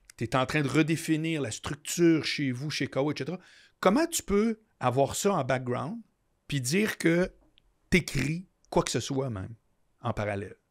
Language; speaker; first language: French; native; French